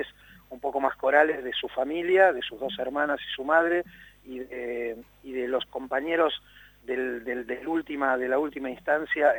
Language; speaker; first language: Spanish; native; Spanish